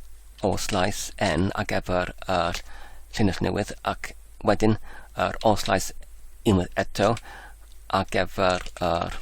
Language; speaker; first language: Welsh; non-native, learner; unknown